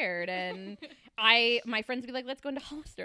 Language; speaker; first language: English; native; English